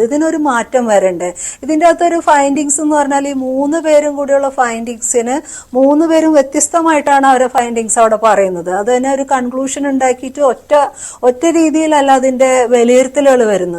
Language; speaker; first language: Malayalam; native; Malayalam